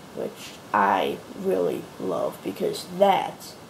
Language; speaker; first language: English; native; English